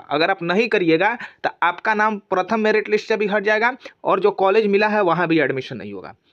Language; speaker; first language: Hindi; native; Hindi